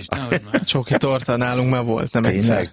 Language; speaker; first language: Hungarian; native; Hungarian